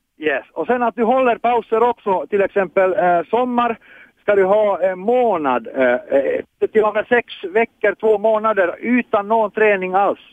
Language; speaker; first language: Swedish; non-native, fluent; Finnish